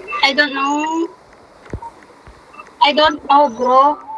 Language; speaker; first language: English; non-native, local second language; Filipino